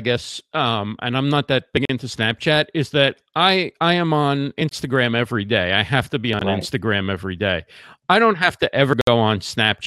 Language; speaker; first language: English; native; English